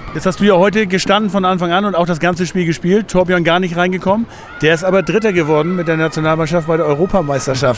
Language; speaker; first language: German; native; German